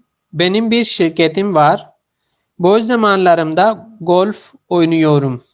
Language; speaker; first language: Turkish; non-native, fluent; Urdu